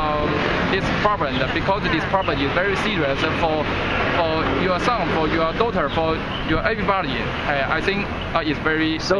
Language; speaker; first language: English; non-native, learner; Chinese